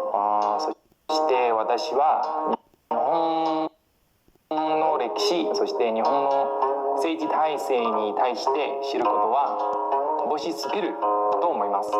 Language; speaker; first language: Japanese; non-native, learner; Chinese